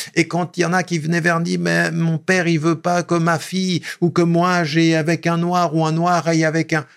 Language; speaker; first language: French; native; French